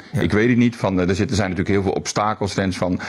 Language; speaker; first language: Dutch; native; Dutch